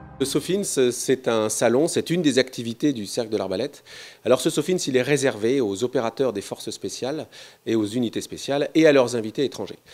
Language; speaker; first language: French; native; French